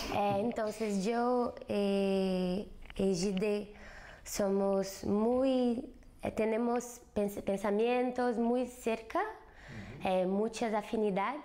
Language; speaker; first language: Spanish; non-native, fluent; Portuguese